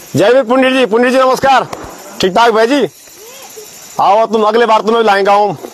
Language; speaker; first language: Hindi; non-native, local second language; Garhwali